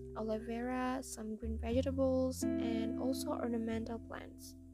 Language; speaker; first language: English; non-native, fluent; Indonesian